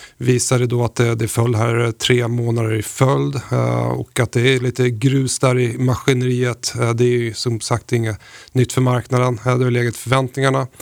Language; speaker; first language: Swedish; native; Swedish